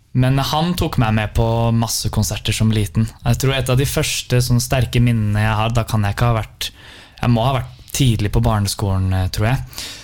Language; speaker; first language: Norwegian; native; Norwegian